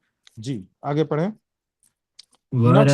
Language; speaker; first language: Urdu; native; Urdu